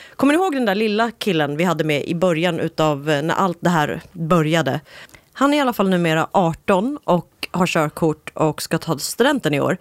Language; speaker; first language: Swedish; native; Swedish